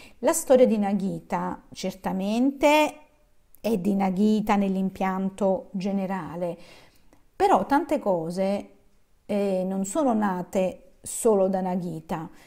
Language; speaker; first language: Italian; native; Italian